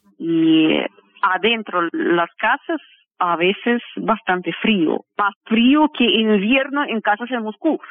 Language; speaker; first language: Spanish; non-native, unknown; Russian